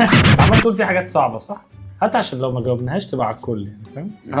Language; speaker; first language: Arabic; native; Arabic